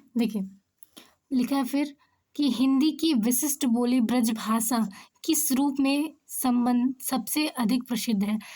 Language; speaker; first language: Hindi; native; Hindi